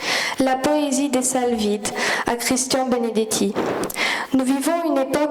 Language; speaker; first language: French; non-native, learner; Romanian